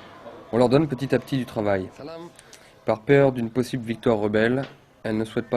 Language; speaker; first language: French; native; French